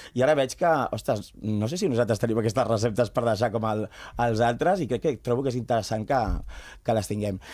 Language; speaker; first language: Catalan; non-native, local second language; Spanish